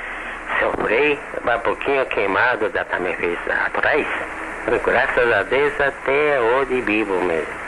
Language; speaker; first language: Portuguese; non-native, learner; Japanese